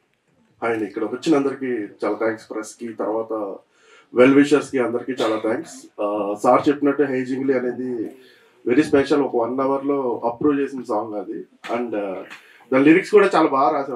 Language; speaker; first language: Telugu; native; Telugu